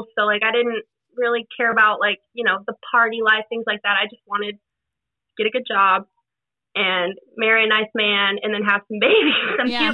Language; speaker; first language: English; native; English